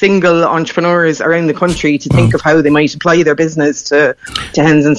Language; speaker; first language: English; native; English